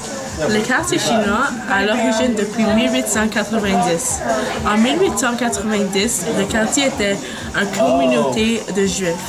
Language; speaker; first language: French; non-native, local second language; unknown